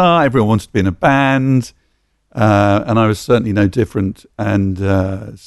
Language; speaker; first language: English; native; English